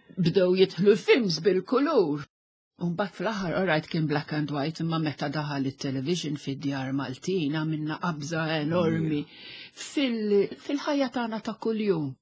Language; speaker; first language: Maltese; non-native, local second language; English